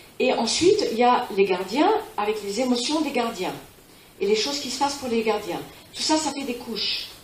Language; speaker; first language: French; non-native, fluent; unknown